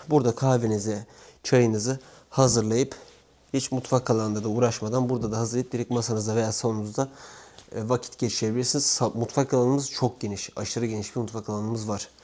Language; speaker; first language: Turkish; native; Turkish